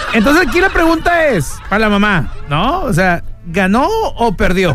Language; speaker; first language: Spanish; native; Spanish